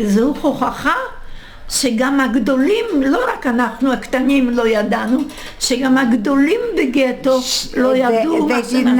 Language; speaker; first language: Hebrew; non-native, fluent; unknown